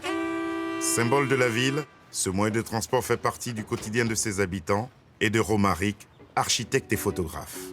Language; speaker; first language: French; native; French